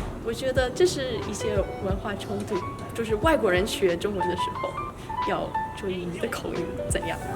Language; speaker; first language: Chinese; non-native, fluent; English